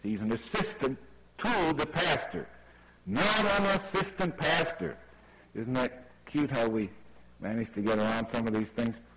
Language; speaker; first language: English; native; English